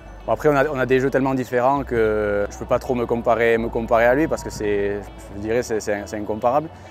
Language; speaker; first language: French; non-native, fluent; Spanish